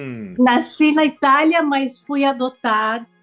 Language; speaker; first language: Portuguese; non-native, local second language; Spanish